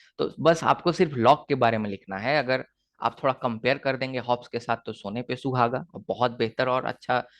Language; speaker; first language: Hindi; native; Hindi